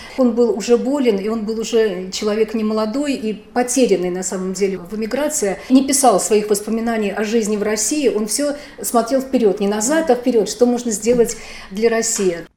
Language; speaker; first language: Russian; native; Russian